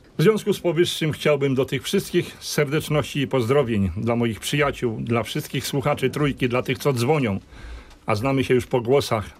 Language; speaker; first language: Polish; native; Polish